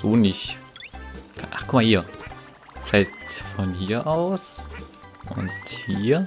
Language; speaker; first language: German; native; German